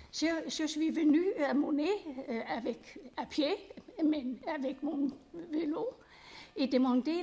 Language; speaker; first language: French; non-native, learner; Danish